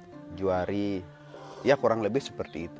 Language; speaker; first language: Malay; non-native, local second language; Balinese